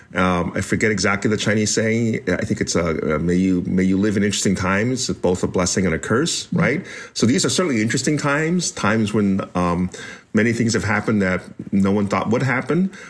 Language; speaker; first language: English; native; English